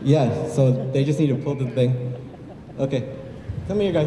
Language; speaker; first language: English; early bilingual, other home language; Spanish